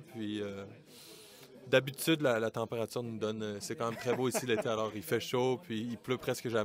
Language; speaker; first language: French; native; French